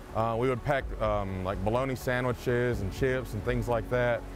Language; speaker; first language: English; native; English